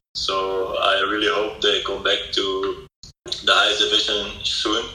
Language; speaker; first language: English; non-native, fluent; Dutch